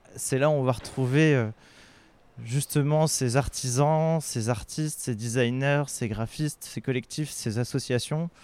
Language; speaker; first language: French; native; French